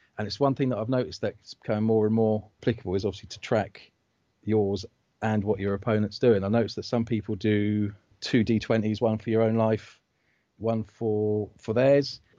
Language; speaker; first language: English; native; English